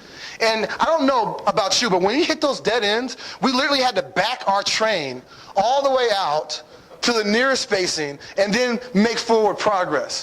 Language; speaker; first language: English; native; English